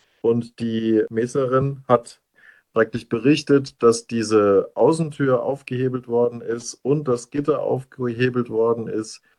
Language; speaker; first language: German; native; German